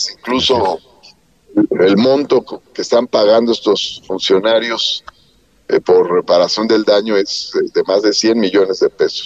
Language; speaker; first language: Spanish; native; Spanish